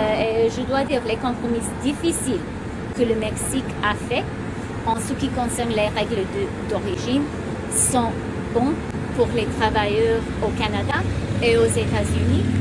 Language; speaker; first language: French; non-native, local second language; English